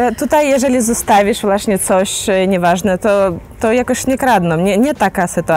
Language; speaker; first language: Polish; non-native, fluent; Ukrainian